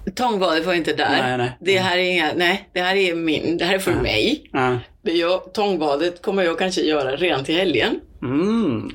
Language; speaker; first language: Swedish; non-native, fluent; Spanish